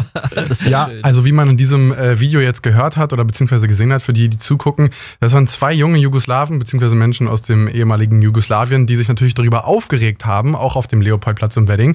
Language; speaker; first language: German; native; German